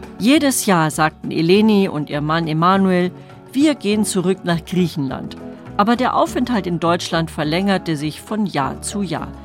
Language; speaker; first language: German; native; German